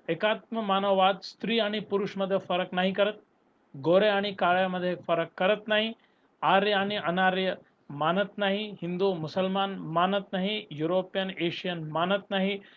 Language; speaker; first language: Marathi; non-native, local second language; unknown